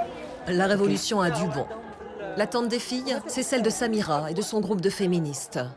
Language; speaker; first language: French; native; French